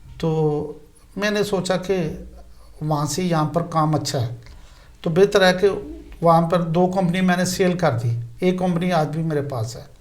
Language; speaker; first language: Urdu; non-native, local second language; Punjabi